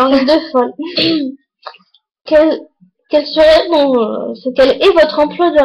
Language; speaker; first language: French; native; French